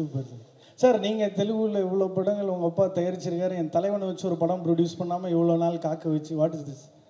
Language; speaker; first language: Tamil; native; Tamil